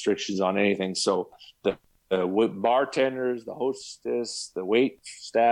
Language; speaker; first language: English; native; English